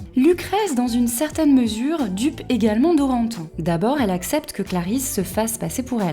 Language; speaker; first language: French; native; French